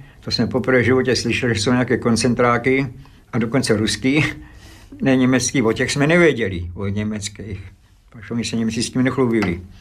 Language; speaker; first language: Czech; early bilingual, other home language; Slovak